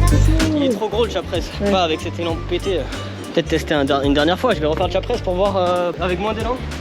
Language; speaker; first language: French; native; French